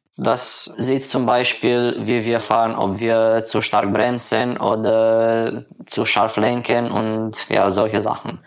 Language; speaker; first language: German; non-native, learner; Romanian